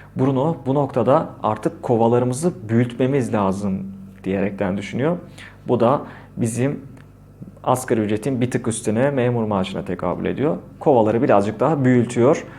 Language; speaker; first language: Turkish; native; Turkish